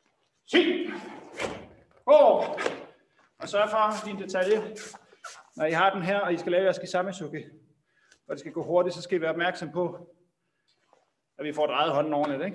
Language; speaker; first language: Danish; native; Danish